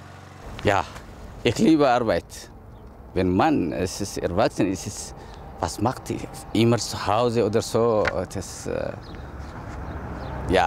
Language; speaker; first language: German; non-native, learner; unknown